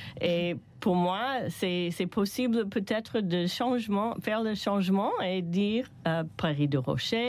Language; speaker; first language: French; non-native, learner; English